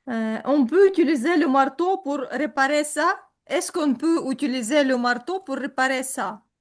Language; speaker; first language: French; non-native, learner; Ukrainian